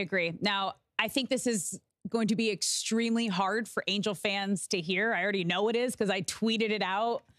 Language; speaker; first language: English; native; English